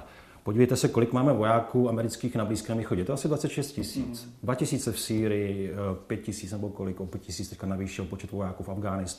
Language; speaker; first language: Czech; native; Czech